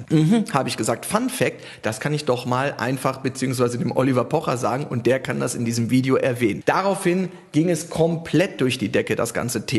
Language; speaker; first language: German; native; German